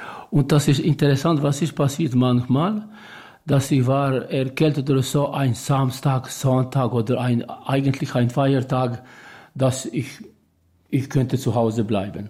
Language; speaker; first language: German; non-native, learner; Albanian